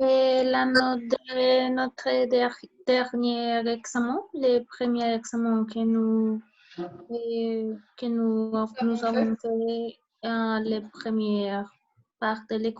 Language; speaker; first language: French; non-native, learner; Spanish